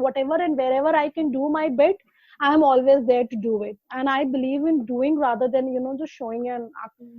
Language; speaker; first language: English; non-native, local second language; Hindi